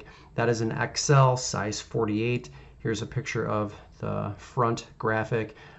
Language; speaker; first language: English; native; English